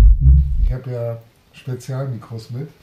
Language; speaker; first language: German; native; German